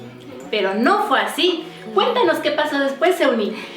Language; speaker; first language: Spanish; native; Spanish